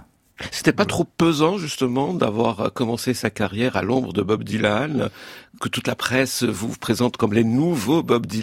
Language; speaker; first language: French; native; French